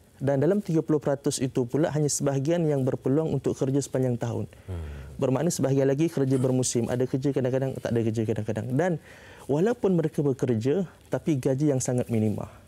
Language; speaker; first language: Malay; native; Malay